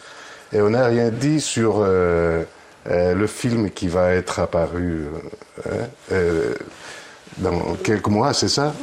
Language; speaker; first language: French; non-native, fluent; Greek